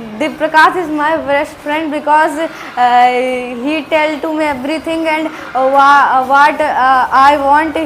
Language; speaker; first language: English; non-native, learner; Hindi